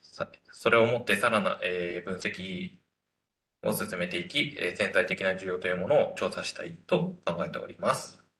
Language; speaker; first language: Japanese; native; Japanese